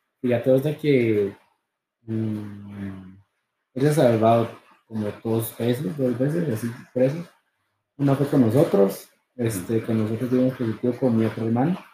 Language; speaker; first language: Spanish; native; Spanish